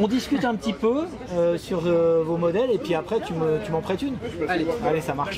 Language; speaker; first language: French; native; French